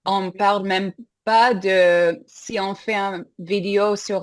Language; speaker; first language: French; non-native, fluent; English